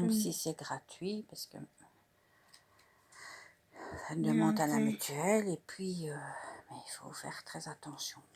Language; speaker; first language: French; native; French